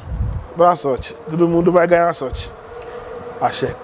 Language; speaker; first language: Portuguese; non-native, learner; Yoruba